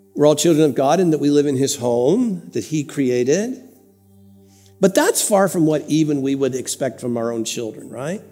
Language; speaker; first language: English; native; English